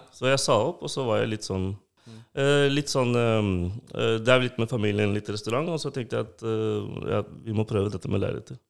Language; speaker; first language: Norwegian; non-native, local second language; Urdu